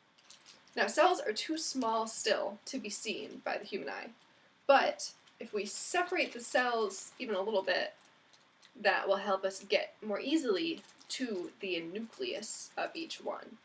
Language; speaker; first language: English; native; English